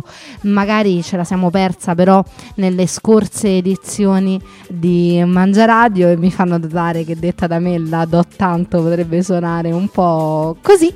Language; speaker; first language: Italian; native; Italian